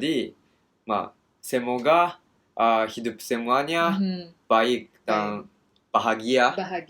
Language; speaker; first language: Indonesian; non-native, learner; Japanese